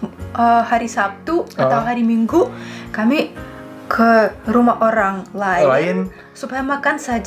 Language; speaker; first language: Indonesian; non-native, fluent; Russian